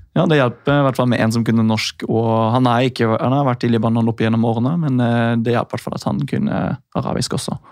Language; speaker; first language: Norwegian; non-native, fluent; English